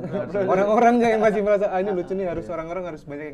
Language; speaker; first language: Indonesian; native; Indonesian